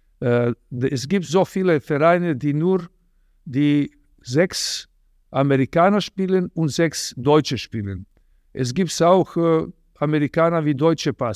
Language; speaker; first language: German; non-native, fluent; Serbian